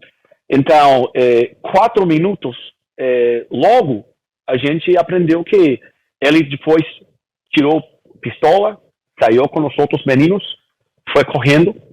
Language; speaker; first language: Portuguese; early bilingual, heritage; Portuguese